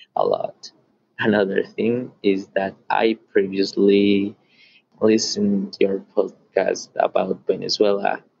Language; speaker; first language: English; native; English